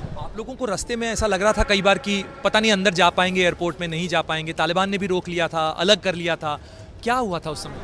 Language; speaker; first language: Hindi; native; Hindi